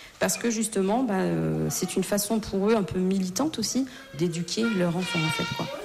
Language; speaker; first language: French; native; French